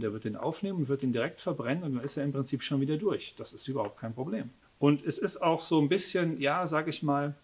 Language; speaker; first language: German; native; German